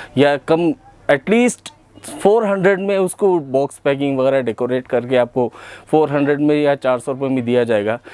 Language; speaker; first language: Hindi; non-native, local second language; Urdu